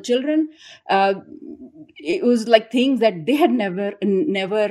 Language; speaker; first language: English; non-native, local second language; Urdu